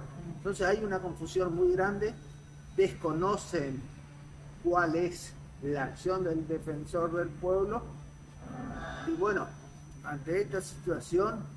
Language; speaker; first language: Spanish; native; Spanish